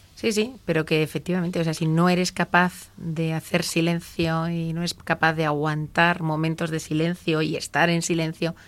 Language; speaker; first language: Spanish; native; Spanish